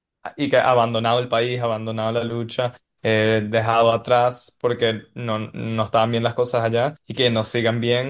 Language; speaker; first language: Spanish; native; Spanish